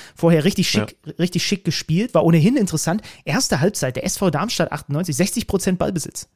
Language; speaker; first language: German; native; German